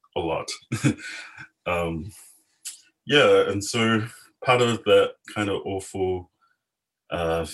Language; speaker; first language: English; native; English